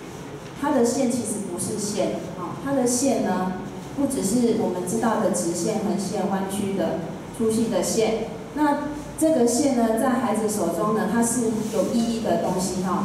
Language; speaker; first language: Chinese; native; Chinese